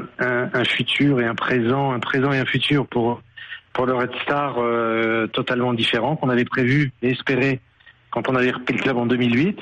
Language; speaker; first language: French; native; French